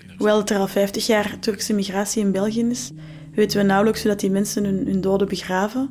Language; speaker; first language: Dutch; native; Dutch